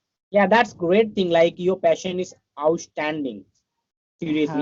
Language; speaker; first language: English; non-native, learner; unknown